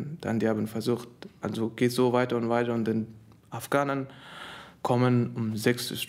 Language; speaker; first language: German; non-native, learner; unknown